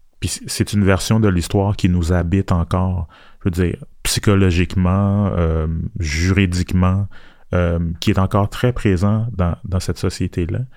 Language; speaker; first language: French; early bilingual, other home language; Haitian Creole